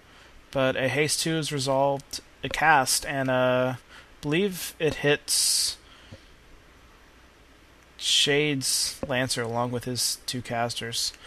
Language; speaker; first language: English; native; English